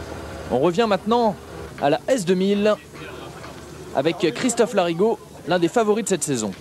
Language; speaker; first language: French; native; French